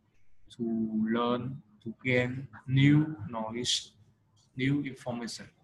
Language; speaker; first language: English; non-native, fluent; Vietnamese